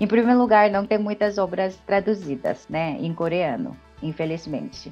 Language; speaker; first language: Portuguese; non-native, fluent; Korean